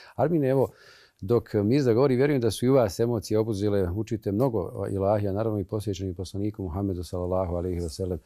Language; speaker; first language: Bosnian; native; Bosnian